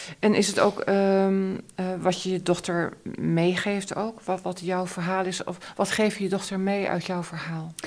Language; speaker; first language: Dutch; native; Dutch